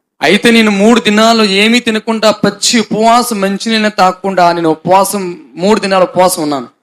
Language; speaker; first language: Telugu; non-native, fluent; Hindi